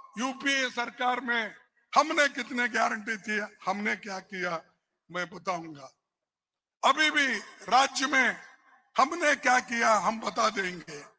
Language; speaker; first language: Hindi; non-native, local second language; Kannada